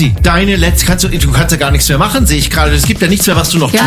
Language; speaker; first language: German; native; German